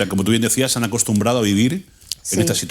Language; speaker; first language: Spanish; native; Spanish